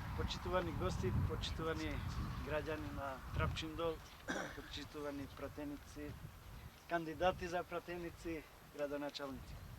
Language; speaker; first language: Macedonian; non-native, local second language; Albanian